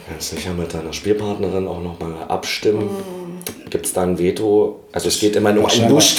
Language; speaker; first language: German; native; German